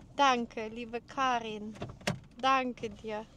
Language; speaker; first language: German; non-native, fluent; Ukrainian